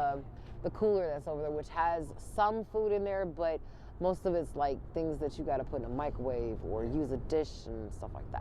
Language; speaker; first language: English; native; English